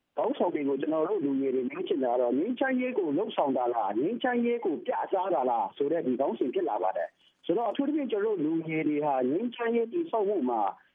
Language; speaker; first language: Burmese; non-native, local second language; Kachin